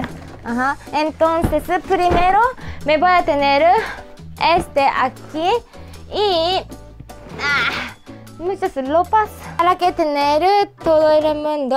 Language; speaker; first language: Spanish; non-native, learner; Japanese